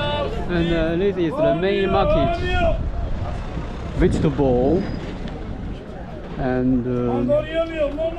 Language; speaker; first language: English; non-native, learner; Chinese